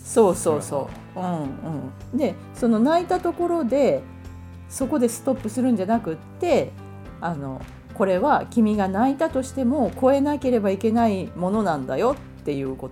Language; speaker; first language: Japanese; native; Japanese